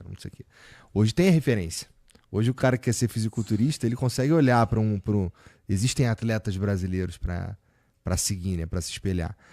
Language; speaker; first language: Portuguese; native; Portuguese